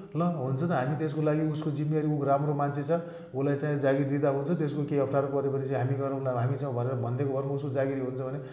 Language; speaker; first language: Nepali; native; Nepali